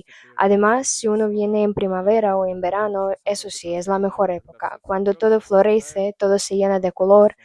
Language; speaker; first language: Spanish; non-native, fluent; Russian